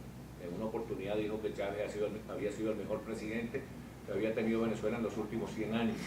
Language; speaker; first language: Spanish; native; Spanish